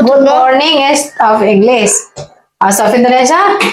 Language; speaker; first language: German; non-native, learner; Indonesian